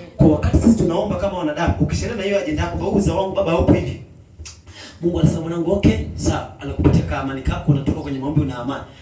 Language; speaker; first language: Swahili; native; Swahili